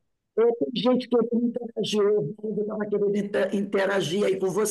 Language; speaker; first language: Portuguese; native; Portuguese